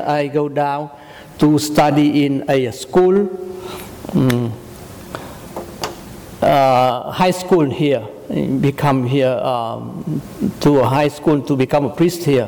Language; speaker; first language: English; non-native, learner; Vietnamese